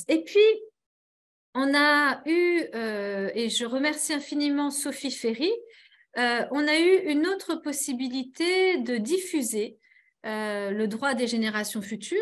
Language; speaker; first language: French; native; French